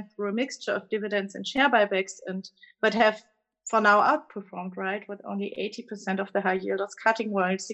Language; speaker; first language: English; non-native, fluent; German